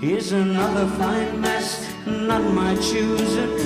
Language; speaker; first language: English; native; English